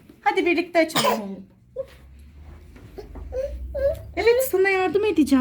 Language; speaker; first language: Turkish; native; Turkish